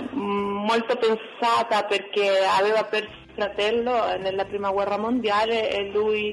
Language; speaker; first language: Italian; non-native, fluent; Spanish